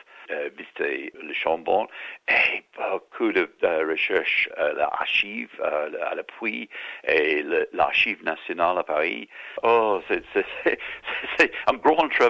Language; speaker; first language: French; non-native, learner; English